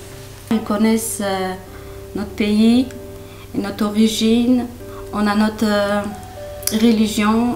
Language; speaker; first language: French; non-native, learner; Kurdish